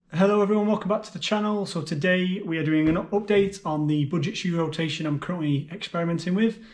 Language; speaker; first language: English; native; English